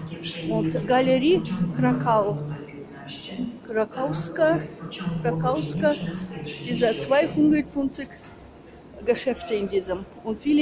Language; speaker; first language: German; non-native, learner; Russian